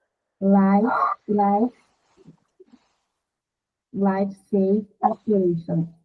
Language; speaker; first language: English; non-native, learner; Portuguese